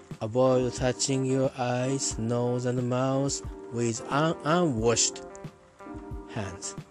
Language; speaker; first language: English; non-native, learner; Japanese